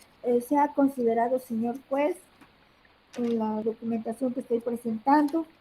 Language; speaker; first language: Spanish; native; Spanish